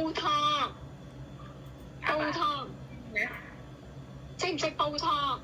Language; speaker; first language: Chinese; non-native, learner; Indonesian